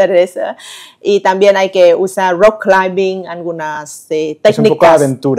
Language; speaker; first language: Spanish; non-native, learner; Vietnamese